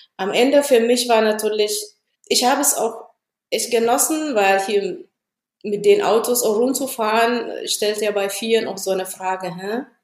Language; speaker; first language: German; non-native, fluent; Amharic